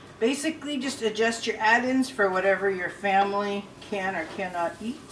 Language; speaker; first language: English; native; English